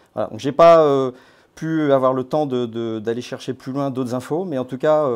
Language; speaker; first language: French; native; French